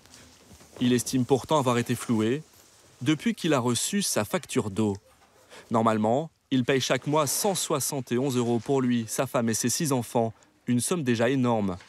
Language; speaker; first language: French; native; French